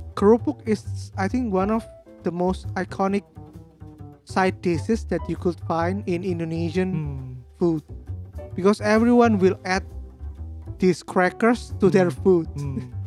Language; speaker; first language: English; non-native, fluent; Indonesian